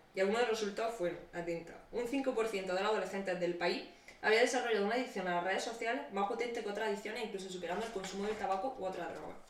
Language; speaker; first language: Spanish; native; Spanish